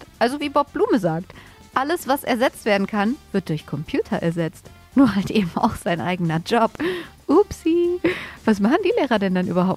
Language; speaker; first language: German; native; German